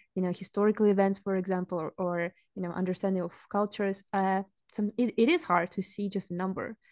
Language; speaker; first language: English; non-native, fluent; Russian